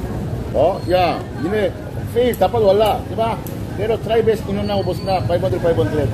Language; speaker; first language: Filipino; non-native, learner; Korean